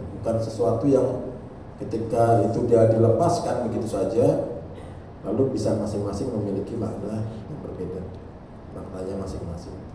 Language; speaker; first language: Indonesian; native; Indonesian